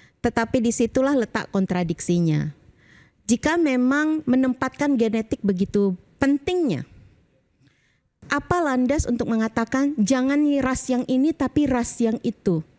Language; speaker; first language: Indonesian; native; Indonesian